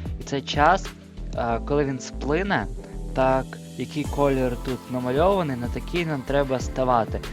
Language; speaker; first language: Ukrainian; native; Ukrainian